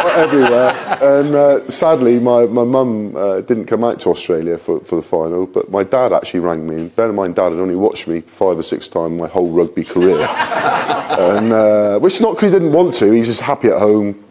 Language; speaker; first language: English; native; English